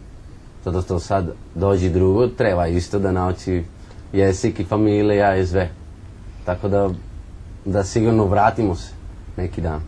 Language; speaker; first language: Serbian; non-native, learner; Spanish